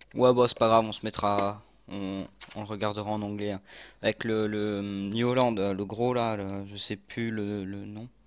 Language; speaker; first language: French; native; French